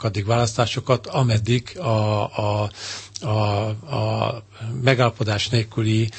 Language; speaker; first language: Hungarian; native; Hungarian